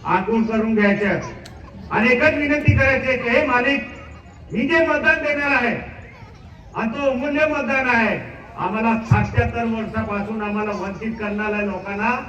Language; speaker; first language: Marathi; non-native, local second language; Bhili